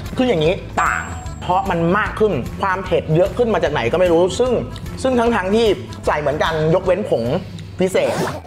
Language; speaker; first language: Thai; native; Thai